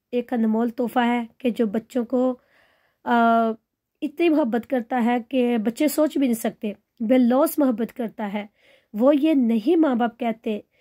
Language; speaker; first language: Urdu; non-native, local second language; Punjabi